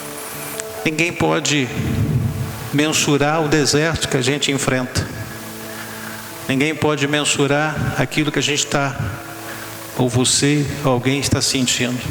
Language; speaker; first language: Portuguese; native; Portuguese